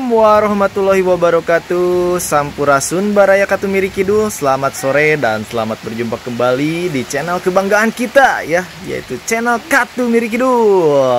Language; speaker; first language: Indonesian; non-native, local second language; Sundanese